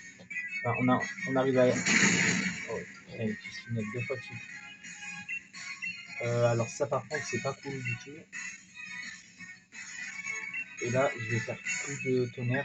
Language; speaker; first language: French; native; French